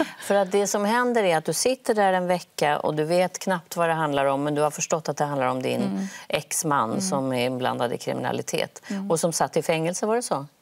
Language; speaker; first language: Swedish; native; Swedish